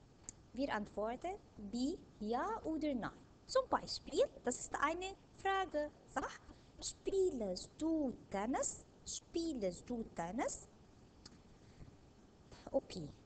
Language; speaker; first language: German; non-native, fluent; Arabic